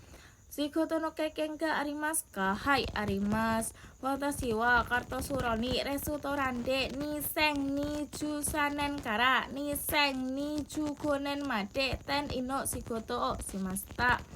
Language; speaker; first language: Japanese; non-native, learner; Indonesian